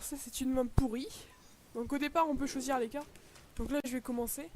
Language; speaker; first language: French; native; French